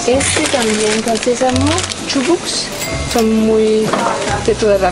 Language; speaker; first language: Spanish; non-native, fluent; Turkish